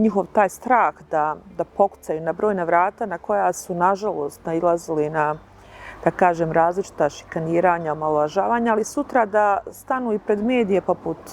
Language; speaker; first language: Bosnian; native; Bosnian